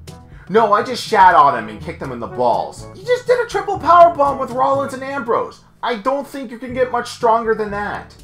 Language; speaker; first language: English; native; English